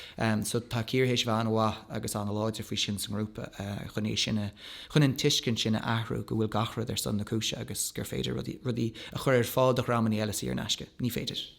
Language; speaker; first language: Irish; non-native, local second language; English